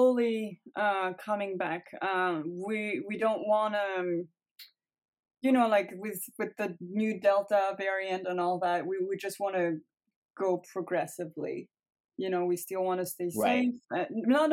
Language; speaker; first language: English; non-native, fluent; French